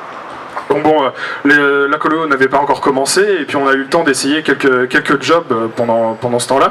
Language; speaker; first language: French; native; French